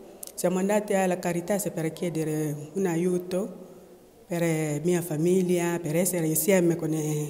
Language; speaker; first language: Italian; non-native, learner; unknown